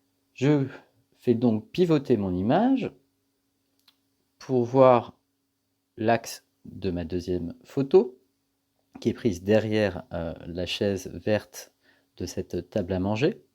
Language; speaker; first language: French; native; French